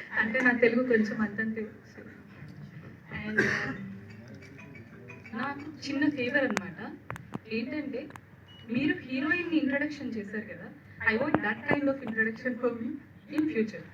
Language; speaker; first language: Telugu; non-native, learner; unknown